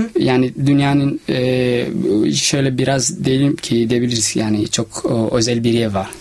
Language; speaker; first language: Turkish; non-native, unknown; Somali